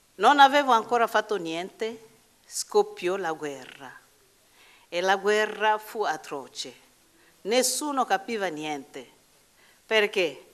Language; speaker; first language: Italian; non-native, fluent; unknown